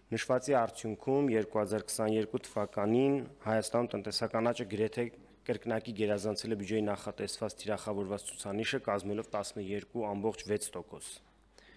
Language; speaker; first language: Armenian; native; Armenian